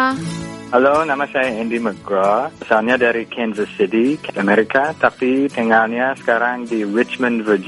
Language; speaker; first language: Indonesian; non-native, fluent; English